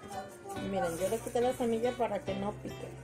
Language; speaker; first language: Spanish; native; Spanish